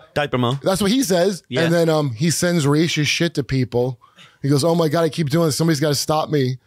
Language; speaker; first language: English; native; English